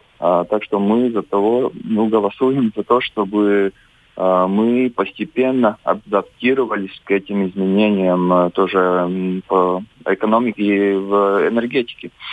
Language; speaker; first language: Russian; non-native, local second language; Latvian